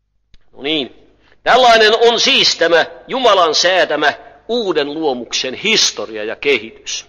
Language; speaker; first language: Finnish; native; Finnish